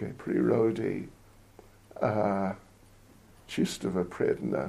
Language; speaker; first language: Russian; non-native, learner; English